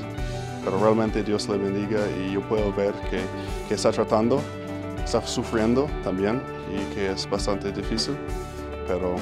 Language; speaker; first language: Spanish; non-native, fluent; English